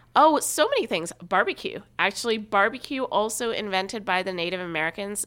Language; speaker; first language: English; native; English